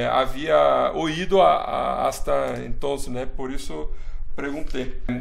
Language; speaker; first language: Spanish; non-native, fluent; Portuguese